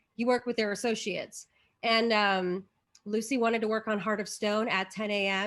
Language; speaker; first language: English; native; English